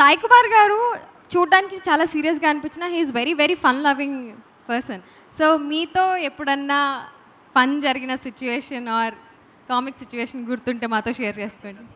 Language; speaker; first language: Telugu; native; Telugu